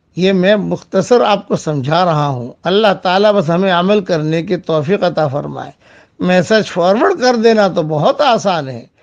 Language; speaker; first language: Urdu; non-native, local second language; Gujarati